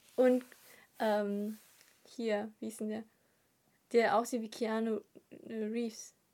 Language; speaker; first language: German; early bilingual, other home language; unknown